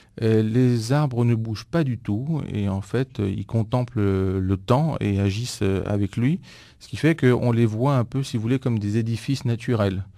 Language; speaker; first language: French; non-native, fluent; Greek